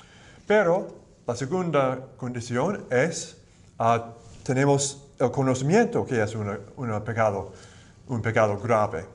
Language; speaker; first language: Spanish; non-native, fluent; English